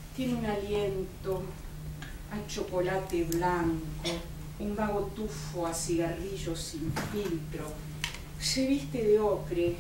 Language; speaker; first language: English; non-native, fluent; Spanish